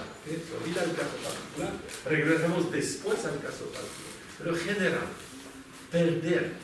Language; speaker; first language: Spanish; non-native, fluent; French